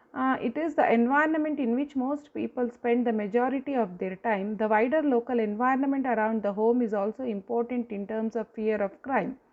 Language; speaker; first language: English; non-native, local second language; Kannada